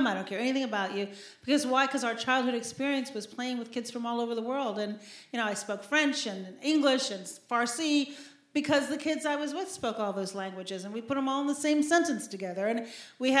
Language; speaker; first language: English; native; English